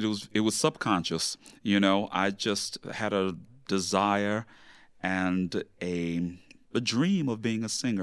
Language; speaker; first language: English; native; English